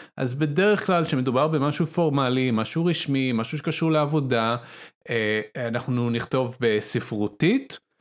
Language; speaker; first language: Hebrew; non-native, local second language; Arabic